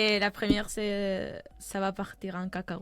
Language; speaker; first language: French; non-native, fluent; Spanish